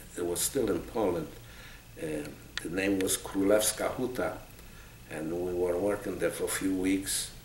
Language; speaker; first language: English; non-native, fluent; Polish